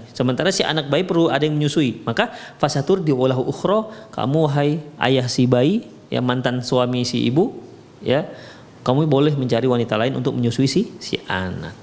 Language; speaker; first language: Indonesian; native; Indonesian